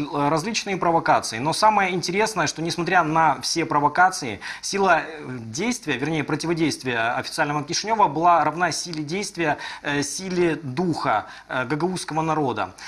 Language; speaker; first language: Russian; native; Russian